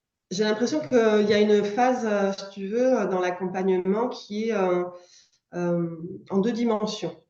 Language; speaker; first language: French; native; French